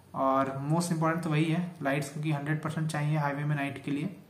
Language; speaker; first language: Hindi; native; Hindi